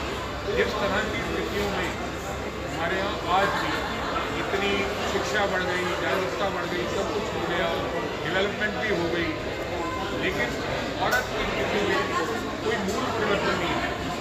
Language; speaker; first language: Hindi; native; Hindi